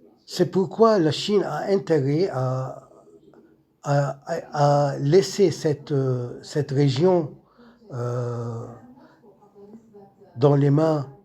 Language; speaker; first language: French; non-native, local second language; Arabic